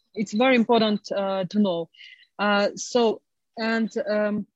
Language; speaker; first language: English; non-native, fluent; Ukrainian